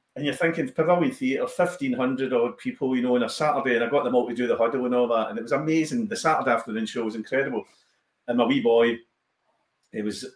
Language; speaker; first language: English; native; English